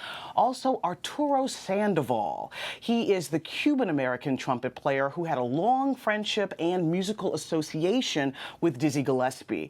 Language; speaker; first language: English; native; English